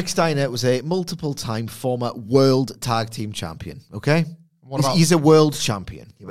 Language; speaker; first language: English; native; English